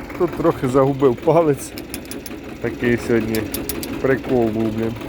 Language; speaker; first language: Ukrainian; native; Ukrainian